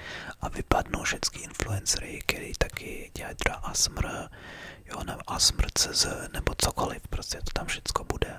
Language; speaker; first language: Czech; early bilingual, heritage; Czech